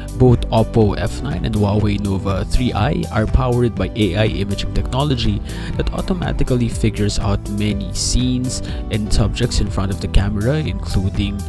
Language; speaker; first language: English; non-native, local second language; Filipino